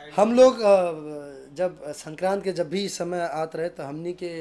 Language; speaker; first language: Hindi; native; Hindi